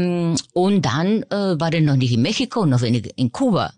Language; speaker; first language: German; non-native, fluent; Spanish